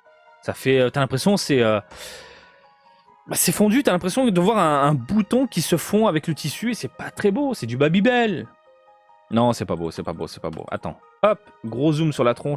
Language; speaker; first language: French; native; French